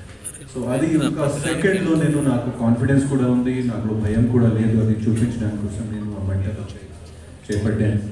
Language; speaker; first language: Telugu; non-native, fluent; Hindi